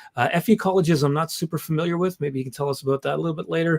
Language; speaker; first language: English; native; English